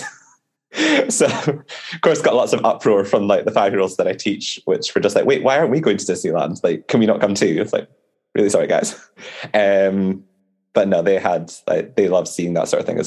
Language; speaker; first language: English; native; English